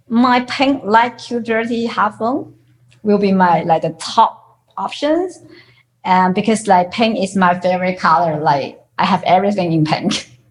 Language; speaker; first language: English; non-native, fluent; Chinese